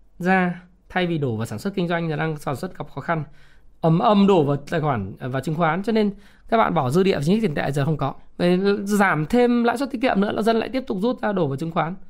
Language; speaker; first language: Vietnamese; native; Vietnamese